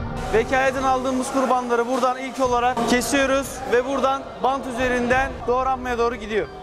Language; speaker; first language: Turkish; native; Turkish